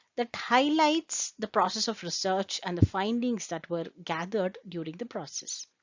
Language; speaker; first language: English; non-native, local second language; Kannada